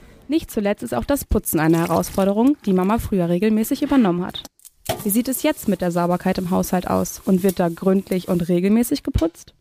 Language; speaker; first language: German; native; German